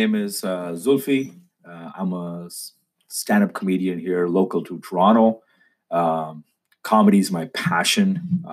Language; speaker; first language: English; non-native, local second language; Urdu